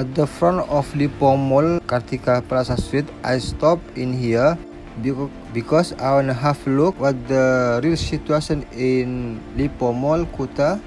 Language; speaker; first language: English; non-native, local second language; Indonesian